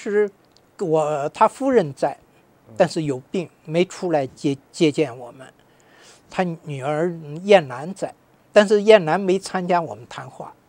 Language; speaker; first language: Chinese; native; Chinese